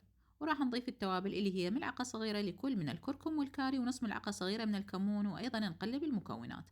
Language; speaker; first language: Arabic; native; Arabic